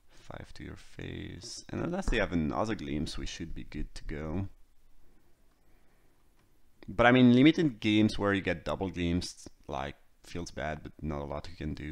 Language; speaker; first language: English; non-native, fluent; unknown